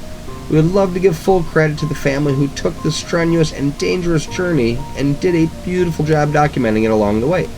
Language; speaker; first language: English; native; English